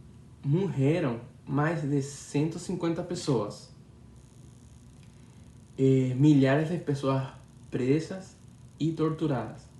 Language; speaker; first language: Portuguese; non-native, learner; Spanish